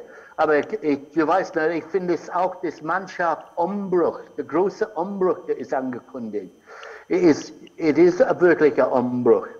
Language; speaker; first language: German; non-native, fluent; English